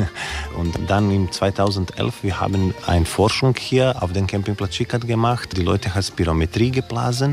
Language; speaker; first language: German; non-native, learner; Croatian